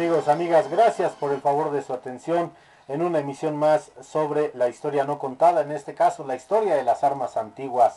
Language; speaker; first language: Spanish; native; Spanish